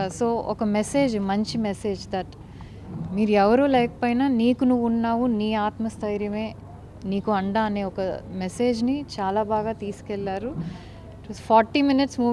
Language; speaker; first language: Telugu; native; Telugu